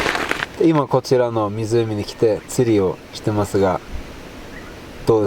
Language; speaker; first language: Japanese; non-native, fluent; Icelandic